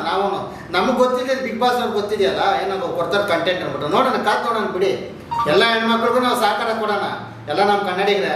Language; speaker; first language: Kannada; native; Kannada